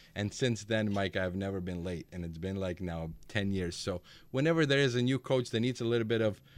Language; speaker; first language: English; early bilingual, other home language; Macedonian